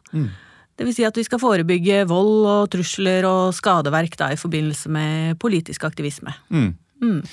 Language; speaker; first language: Norwegian; native; Norwegian